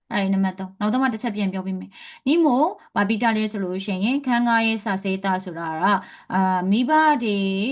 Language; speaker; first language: Burmese; native; Burmese